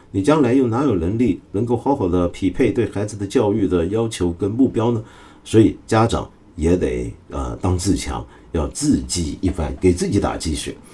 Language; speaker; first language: Chinese; early bilingual, other home language; Cantonese